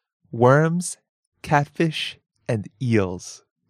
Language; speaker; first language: English; native; English